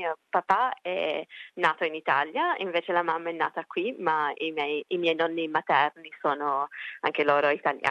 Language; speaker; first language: Italian; early bilingual, heritage; Italian